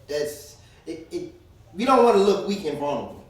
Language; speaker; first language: English; native; English